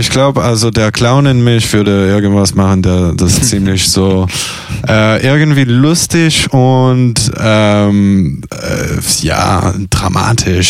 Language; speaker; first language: German; non-native, fluent; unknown